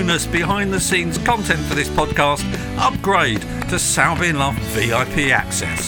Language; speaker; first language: English; native; English